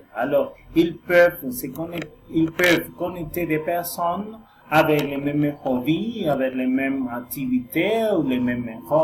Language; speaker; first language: French; non-native, learner; Spanish